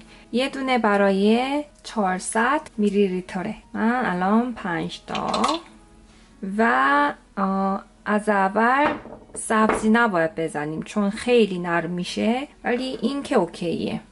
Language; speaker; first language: Persian; non-native, learner; Korean